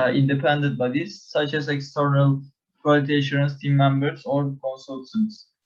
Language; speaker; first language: English; non-native, learner; Turkish